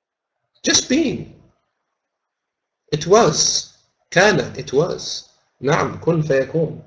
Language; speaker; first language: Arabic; non-native, fluent; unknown